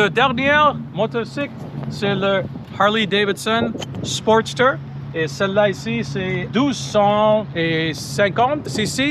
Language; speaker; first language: French; non-native, local second language; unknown